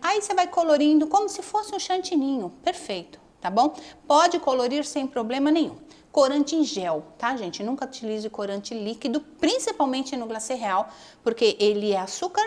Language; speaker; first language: Portuguese; native; Portuguese